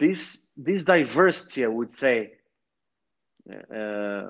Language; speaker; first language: English; non-native, fluent; Portuguese